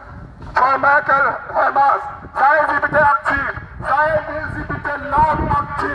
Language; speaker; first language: German; non-native, fluent; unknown